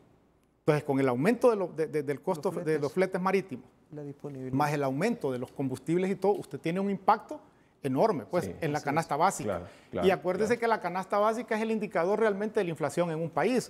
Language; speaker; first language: Spanish; native; Spanish